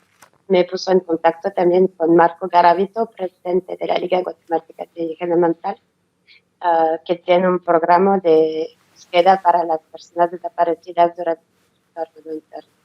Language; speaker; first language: Spanish; non-native, learner; French